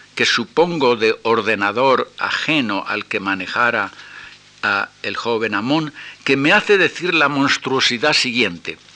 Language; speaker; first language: Spanish; native; Spanish